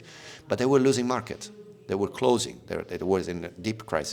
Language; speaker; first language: English; non-native, fluent; Italian